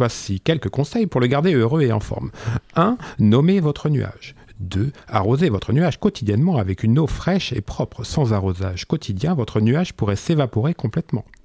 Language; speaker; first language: French; native; French